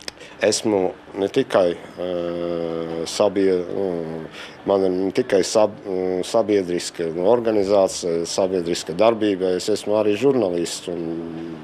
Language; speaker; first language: Latvian; non-native, local second language; Russian